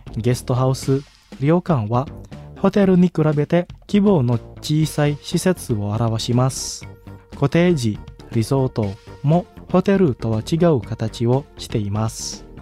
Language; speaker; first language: Japanese; non-native, fluent; Indonesian